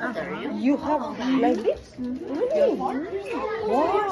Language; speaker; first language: English; non-native, learner; Kazakh